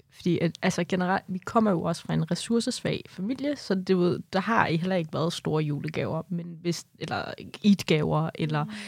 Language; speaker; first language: Danish; early bilingual, other home language; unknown